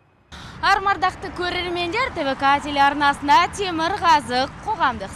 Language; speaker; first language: Kazakh; native; Kazakh